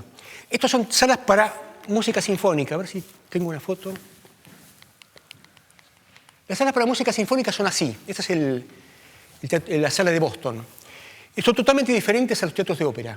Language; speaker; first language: Spanish; native; Spanish